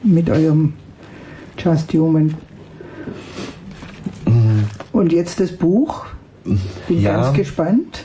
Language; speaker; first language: German; native; German